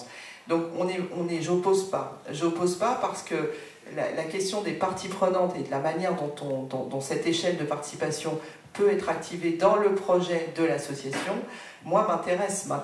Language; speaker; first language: French; native; French